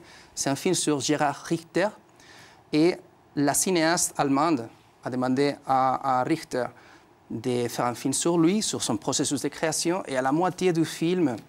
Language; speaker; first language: French; non-native, fluent; Spanish